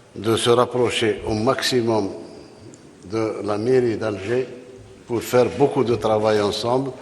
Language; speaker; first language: French; non-native, local second language; Arabic